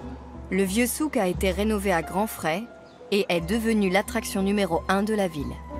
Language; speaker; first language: French; native; French